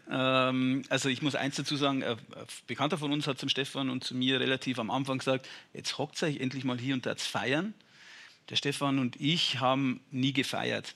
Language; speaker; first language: German; native; German